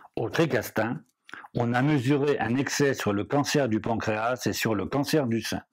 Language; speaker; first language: French; native; French